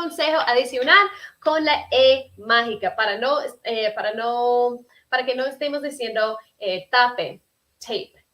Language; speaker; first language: Spanish; non-native, fluent; English